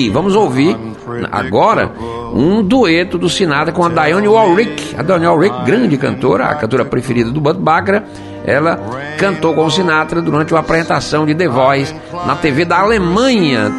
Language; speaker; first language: Portuguese; native; Portuguese